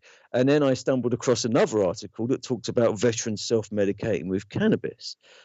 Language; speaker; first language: English; native; English